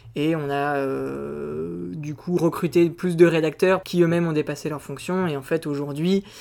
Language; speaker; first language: French; native; French